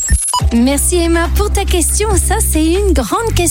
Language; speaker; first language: French; native; French